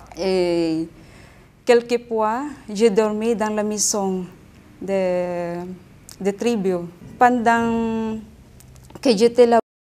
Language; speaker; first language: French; non-native, learner; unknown